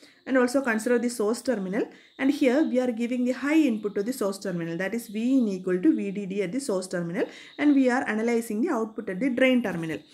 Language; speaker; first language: English; non-native, local second language; Malayalam